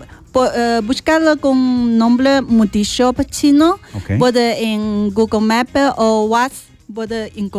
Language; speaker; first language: Spanish; non-native, learner; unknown